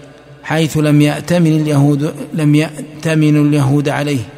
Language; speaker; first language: Arabic; native; Arabic